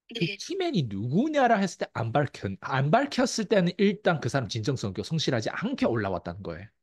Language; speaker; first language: Korean; early bilingual, heritage; Korean